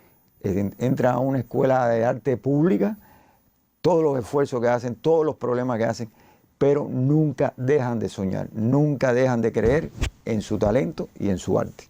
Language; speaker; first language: Spanish; native; Spanish